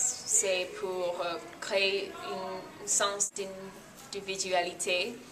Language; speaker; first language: French; non-native, fluent; English